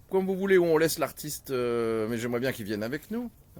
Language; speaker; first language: French; native; French